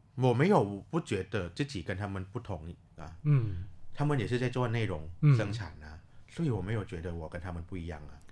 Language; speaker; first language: Chinese; non-native, fluent; Thai